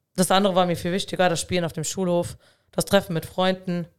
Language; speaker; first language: German; native; German